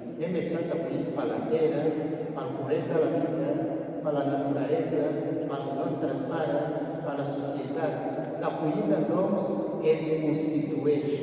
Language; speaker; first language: Catalan; non-native, fluent; Kinyarwanda